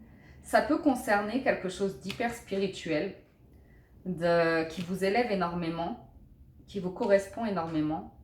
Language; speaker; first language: French; native; French